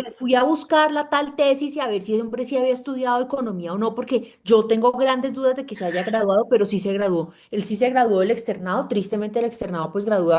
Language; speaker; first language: Spanish; native; Spanish